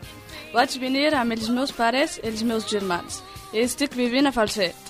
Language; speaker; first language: Catalan; non-native, learner; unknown